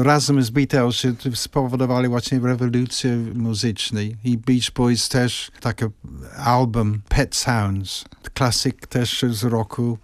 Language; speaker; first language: Polish; non-native, fluent; English